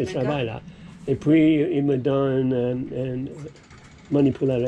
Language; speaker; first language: French; non-native, learner; English